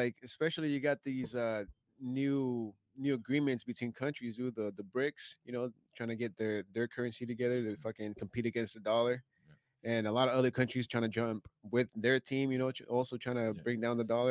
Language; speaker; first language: English; early bilingual, other home language; Spanish